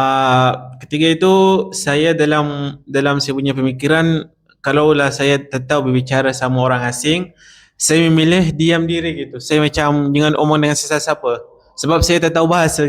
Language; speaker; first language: Indonesian; non-native, learner; Arabic